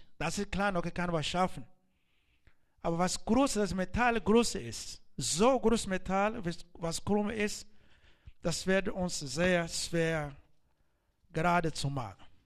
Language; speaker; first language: German; non-native, learner; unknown